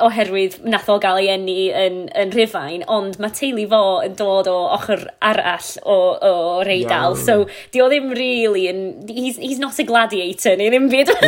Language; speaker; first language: Welsh; non-native, local second language; English